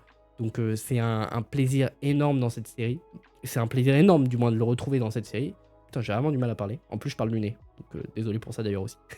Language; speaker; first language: French; native; French